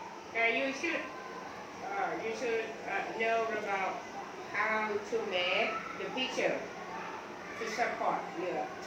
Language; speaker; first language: English; non-native, learner; Thai